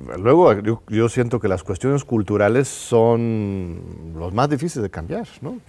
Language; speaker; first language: Spanish; non-native, fluent; English